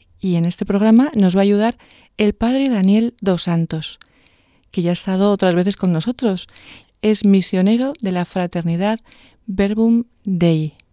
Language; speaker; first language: Spanish; native; Spanish